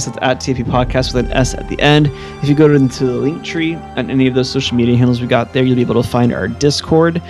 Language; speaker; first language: English; native; English